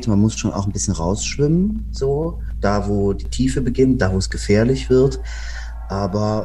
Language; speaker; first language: German; native; German